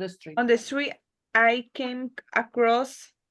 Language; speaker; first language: English; non-native, learner; Spanish